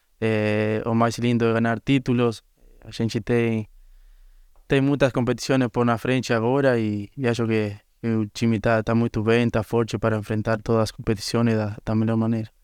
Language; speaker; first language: Portuguese; non-native, learner; Spanish